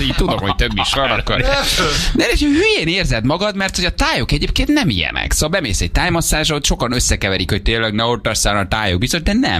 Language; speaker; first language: Hungarian; native; Hungarian